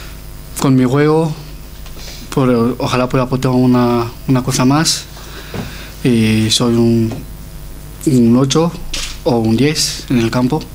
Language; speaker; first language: Spanish; non-native, fluent; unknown